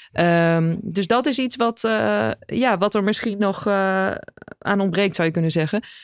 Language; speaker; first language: Dutch; native; Dutch